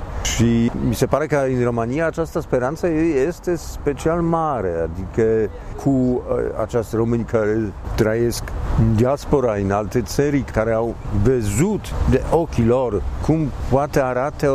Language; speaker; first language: Romanian; non-native, fluent; Polish